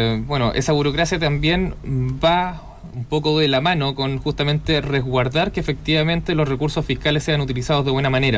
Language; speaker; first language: Spanish; native; Spanish